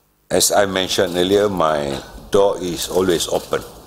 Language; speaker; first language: English; non-native, local second language; Malay